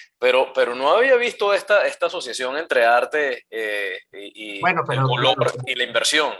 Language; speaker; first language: Spanish; native; Spanish